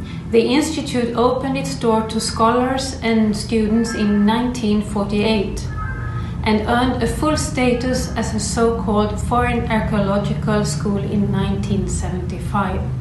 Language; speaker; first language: English; non-native, fluent; Swedish